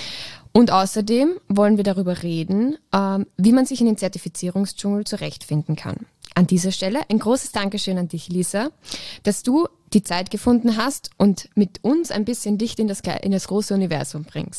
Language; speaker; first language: German; native; German